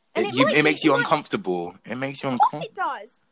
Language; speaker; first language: English; native; English